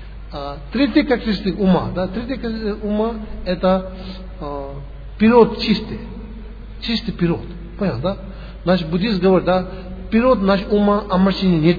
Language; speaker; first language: Russian; non-native, learner; Tibetan